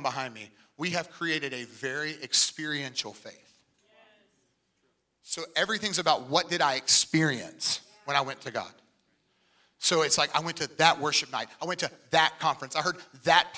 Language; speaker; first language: English; native; English